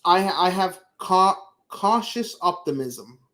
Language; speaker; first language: English; native; English